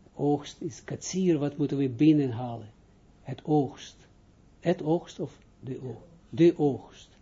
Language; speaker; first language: Dutch; non-native, fluent; Hebrew